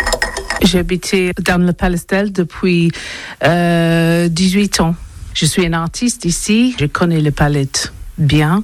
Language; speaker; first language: French; non-native, learner; English